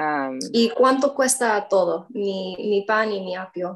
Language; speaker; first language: Spanish; non-native, learner; English